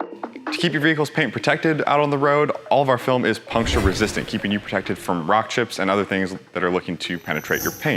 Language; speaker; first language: English; native; English